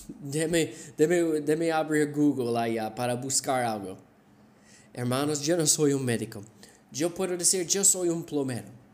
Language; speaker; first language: Spanish; non-native, fluent; English